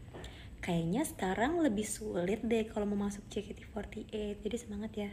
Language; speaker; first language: Indonesian; native; Indonesian